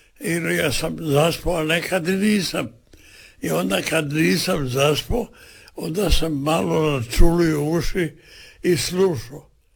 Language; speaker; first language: Serbian; native; Serbian